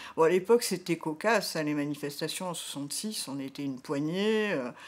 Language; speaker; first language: French; native; French